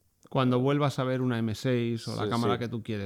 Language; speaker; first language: Spanish; native; Spanish